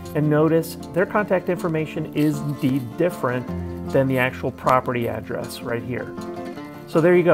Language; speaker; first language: English; native; English